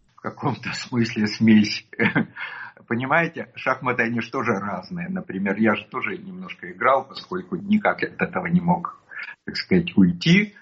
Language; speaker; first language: Russian; native; Russian